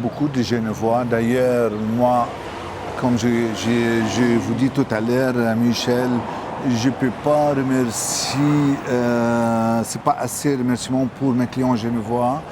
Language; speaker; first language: French; non-native, local second language; Arabic